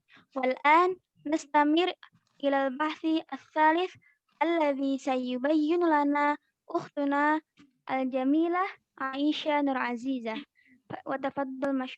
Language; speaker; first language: Arabic; non-native, learner; Indonesian